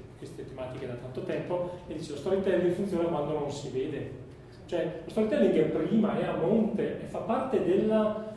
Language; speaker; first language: Italian; native; Italian